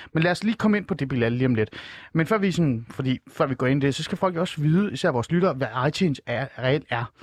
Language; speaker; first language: Danish; early bilingual, other home language; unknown